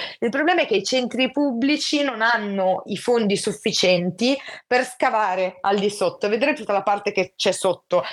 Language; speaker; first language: Italian; native; Italian